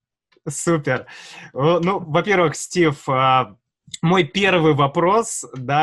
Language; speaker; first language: Russian; native; Russian